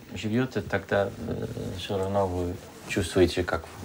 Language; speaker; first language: Russian; non-native, fluent; Dutch